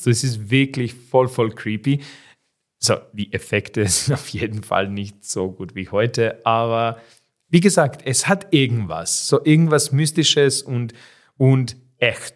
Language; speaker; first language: German; non-native, fluent; Serbian